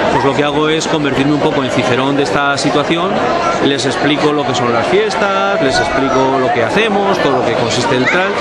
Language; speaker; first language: Spanish; native; Spanish